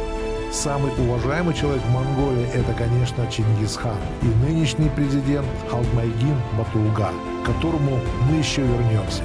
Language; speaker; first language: Russian; native; Russian